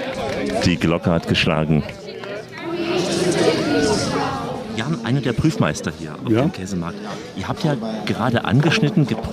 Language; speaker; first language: German; native; German